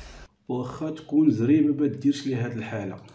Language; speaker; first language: Arabic; native; Arabic